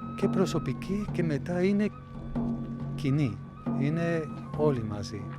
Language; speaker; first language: Greek; non-native, fluent; Spanish